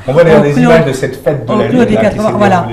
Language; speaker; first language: French; native; French